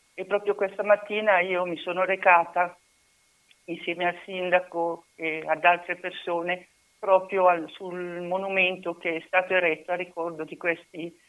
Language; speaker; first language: Italian; native; Italian